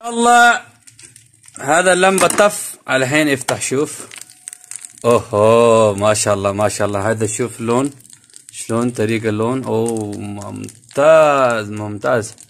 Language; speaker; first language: Arabic; non-native, learner; Urdu